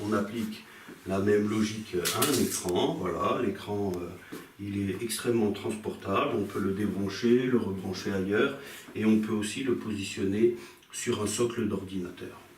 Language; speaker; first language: French; native; French